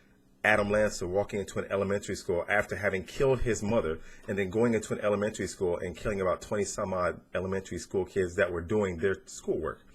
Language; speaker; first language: English; native; English